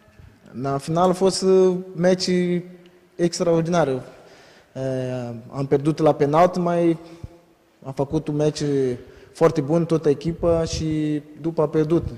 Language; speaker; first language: Romanian; non-native, learner; Portuguese